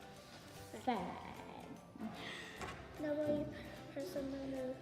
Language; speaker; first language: Welsh; non-native, local second language; English